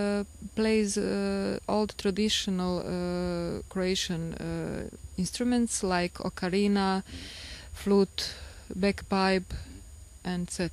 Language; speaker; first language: English; non-native, learner; Croatian